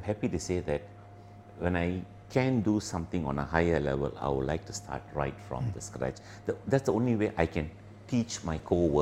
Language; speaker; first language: English; non-native, local second language; Tamil